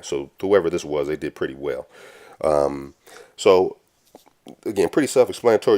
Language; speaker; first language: English; native; English